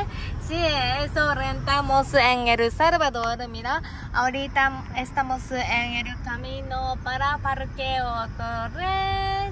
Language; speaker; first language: Spanish; non-native, learner; Japanese